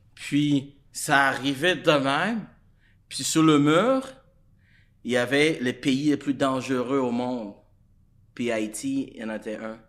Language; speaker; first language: French; non-native, fluent; English